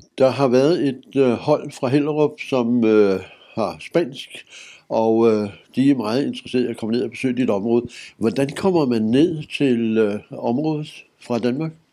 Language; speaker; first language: Danish; native; Danish